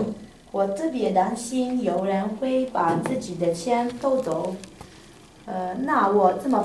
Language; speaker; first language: Chinese; non-native, learner; Italian